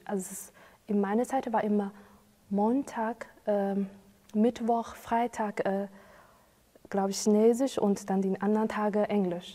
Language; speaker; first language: German; non-native, fluent; Chinese